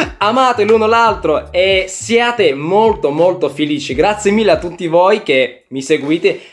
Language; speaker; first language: Italian; non-native, fluent; Russian